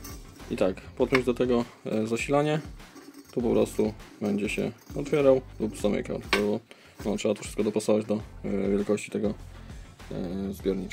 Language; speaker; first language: Polish; native; Polish